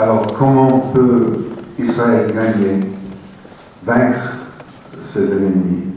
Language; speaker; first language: French; non-native, fluent; English